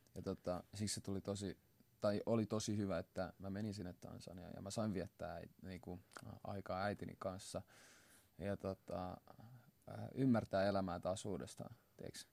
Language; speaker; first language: Finnish; early bilingual, other home language; Swahili